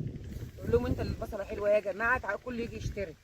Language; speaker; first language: Arabic; native; Arabic